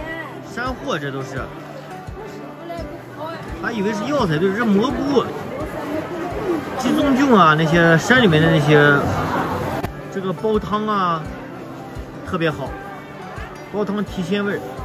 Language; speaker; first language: Chinese; native; Chinese